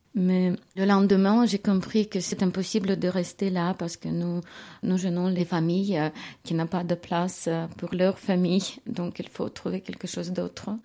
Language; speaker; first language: French; non-native, fluent; Ukrainian